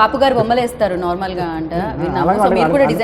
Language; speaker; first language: Telugu; native; Telugu